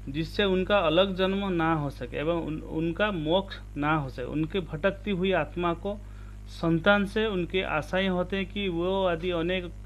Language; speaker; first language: Hindi; non-native, local second language; Odia